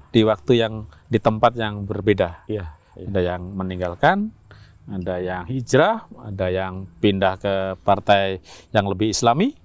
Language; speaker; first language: Indonesian; non-native, local second language; Javanese